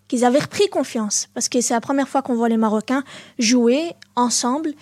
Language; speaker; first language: French; native; French